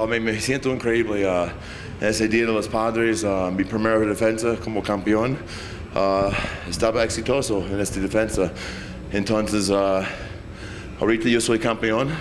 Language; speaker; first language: Spanish; non-native, fluent; English